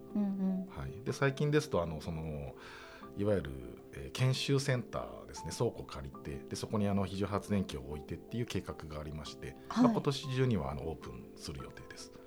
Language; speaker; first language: Japanese; native; Japanese